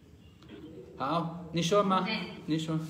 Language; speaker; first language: Chinese; non-native, fluent; English